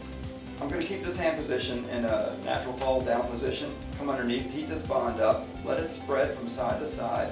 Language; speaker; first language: English; native; English